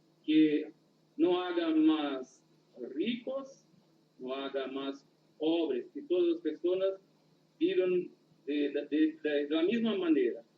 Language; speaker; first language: Spanish; non-native, learner; Portuguese